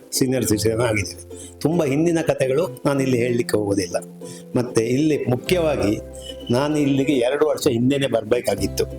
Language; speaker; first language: Kannada; native; Kannada